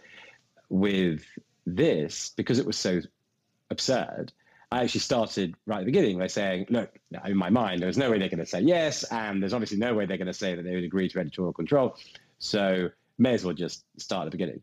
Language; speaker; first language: English; native; English